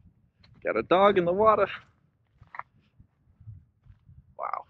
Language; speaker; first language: English; native; English